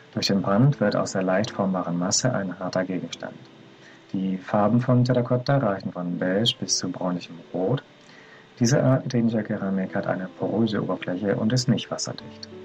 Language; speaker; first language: German; native; German